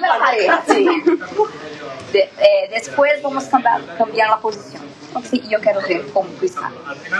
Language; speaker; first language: Spanish; non-native, learner; Portuguese